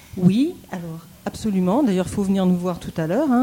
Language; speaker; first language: French; native; French